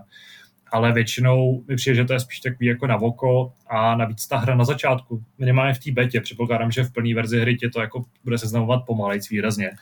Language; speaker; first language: Czech; native; Czech